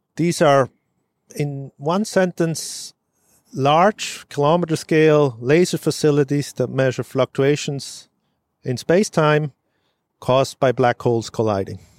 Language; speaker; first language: English; non-native, fluent; German